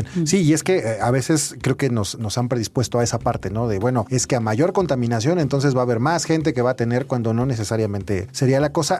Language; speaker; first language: Spanish; native; Spanish